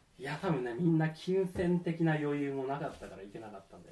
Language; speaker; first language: Japanese; native; Japanese